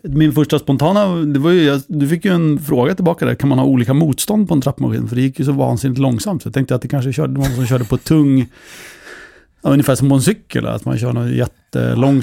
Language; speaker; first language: Swedish; native; Swedish